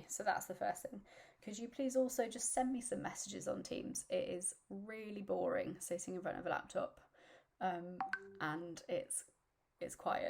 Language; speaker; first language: English; native; English